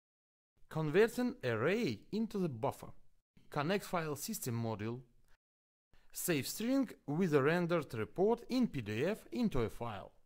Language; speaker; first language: English; non-native, fluent; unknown